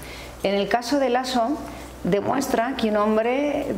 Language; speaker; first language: Spanish; native; Spanish